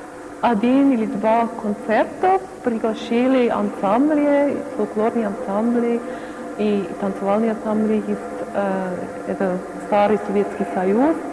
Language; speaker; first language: Russian; non-native, learner; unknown